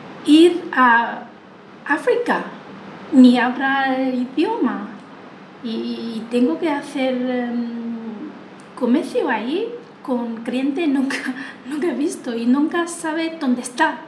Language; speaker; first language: Spanish; non-native, learner; Chinese